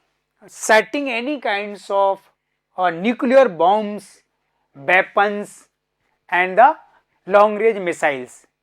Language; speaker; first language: English; non-native, local second language; Hindi